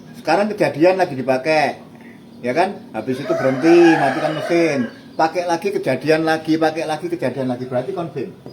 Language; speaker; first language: Indonesian; native; Indonesian